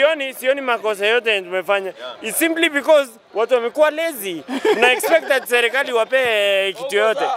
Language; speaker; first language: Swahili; non-native, local second language; Gusii